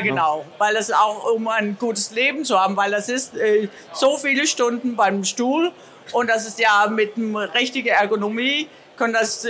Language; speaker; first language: German; non-native, learner; Danish